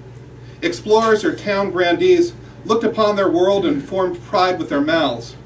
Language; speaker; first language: English; native; English